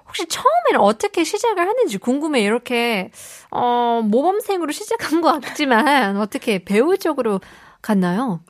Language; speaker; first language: Korean; native; Korean